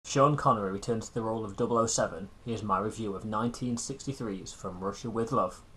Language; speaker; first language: English; native; English